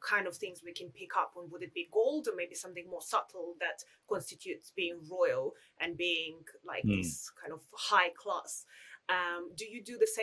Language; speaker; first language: English; non-native, fluent; Russian